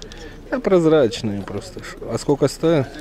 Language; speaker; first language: Russian; native; Russian